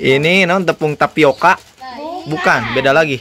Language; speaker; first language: Indonesian; non-native, local second language; Sundanese